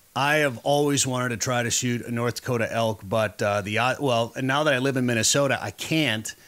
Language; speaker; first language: English; native; English